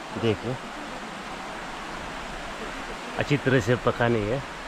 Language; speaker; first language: Hindi; non-native, local second language; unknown